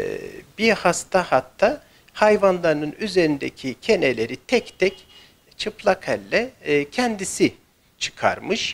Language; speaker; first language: Turkish; native; Turkish